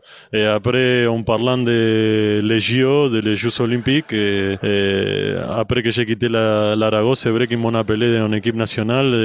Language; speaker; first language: French; non-native, fluent; Spanish